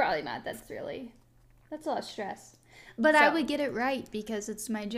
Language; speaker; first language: English; native; English